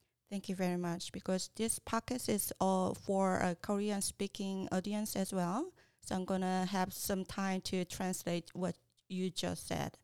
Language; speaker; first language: English; non-native, fluent; Korean